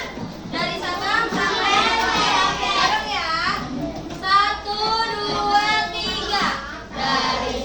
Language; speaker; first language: Indonesian; native; Indonesian